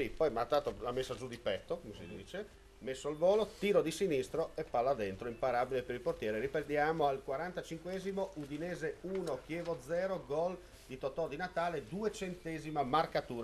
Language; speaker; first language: Italian; native; Italian